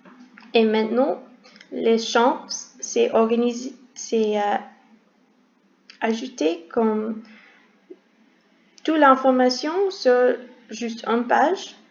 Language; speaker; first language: French; non-native, learner; English